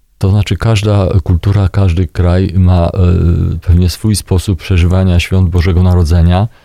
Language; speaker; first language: Polish; native; Polish